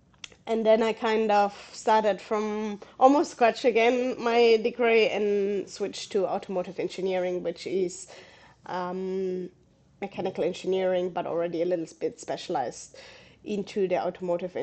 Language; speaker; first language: English; non-native, fluent; German